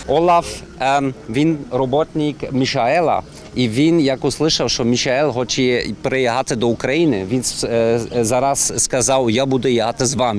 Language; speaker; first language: Ukrainian; non-native, learner; German